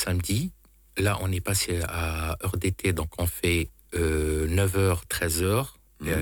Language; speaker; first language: French; non-native, local second language; Arabic